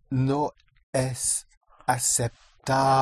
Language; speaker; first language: Spanish; non-native, learner; English